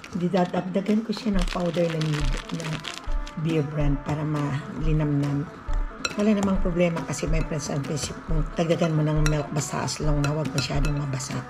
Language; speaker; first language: Filipino; non-native, local second language; Cebuano